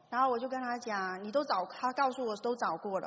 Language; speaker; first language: Chinese; native; Chinese